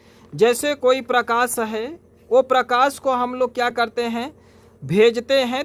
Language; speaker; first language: Hindi; native; Hindi